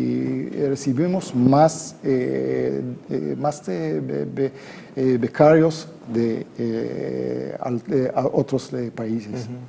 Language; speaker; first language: Spanish; non-native, fluent; Hebrew